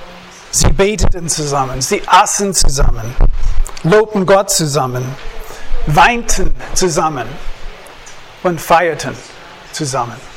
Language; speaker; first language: German; non-native, fluent; English